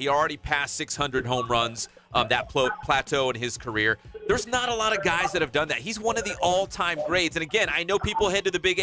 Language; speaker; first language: English; native; English